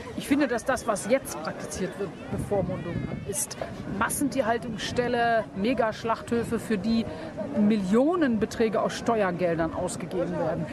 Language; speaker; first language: German; native; German